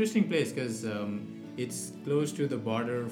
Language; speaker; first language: English; non-native, local second language; Nepali